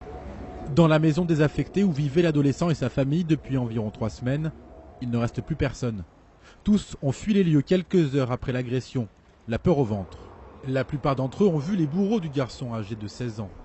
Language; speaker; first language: French; native; French